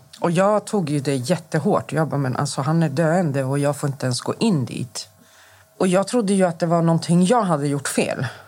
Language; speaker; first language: Swedish; native; Swedish